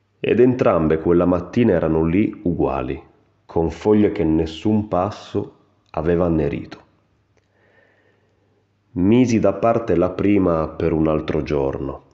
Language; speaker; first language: Italian; native; Italian